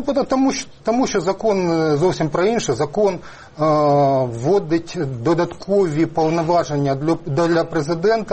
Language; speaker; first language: Ukrainian; native; Ukrainian